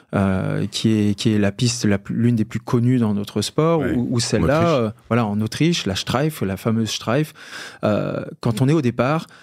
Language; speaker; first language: French; native; French